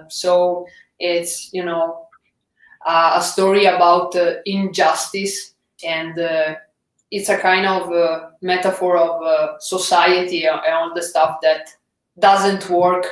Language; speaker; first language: English; non-native, fluent; Italian